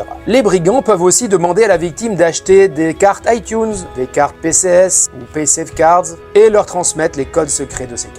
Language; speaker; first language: French; native; French